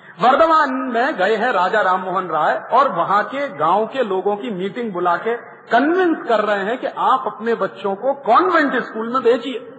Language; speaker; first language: Hindi; native; Hindi